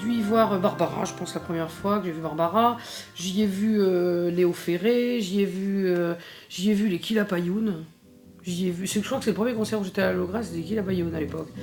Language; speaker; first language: French; native; French